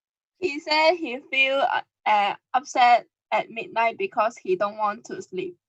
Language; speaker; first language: English; non-native, learner; Cantonese